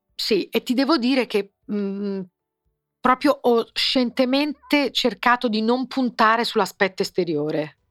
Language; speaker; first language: Italian; native; Italian